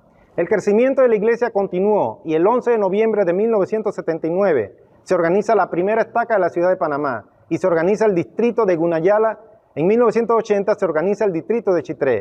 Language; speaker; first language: Spanish; native; Spanish